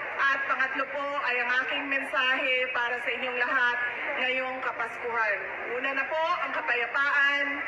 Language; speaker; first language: Filipino; non-native, local second language; Cebuano